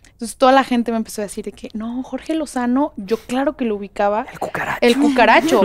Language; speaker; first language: Spanish; native; Spanish